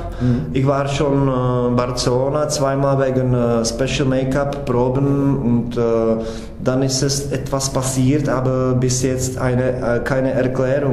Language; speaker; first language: German; non-native, fluent; Czech